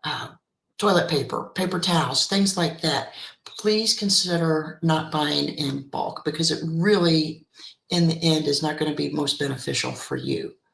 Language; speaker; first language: English; native; English